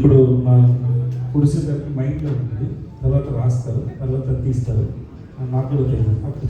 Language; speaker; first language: Telugu; non-native, learner; Tamil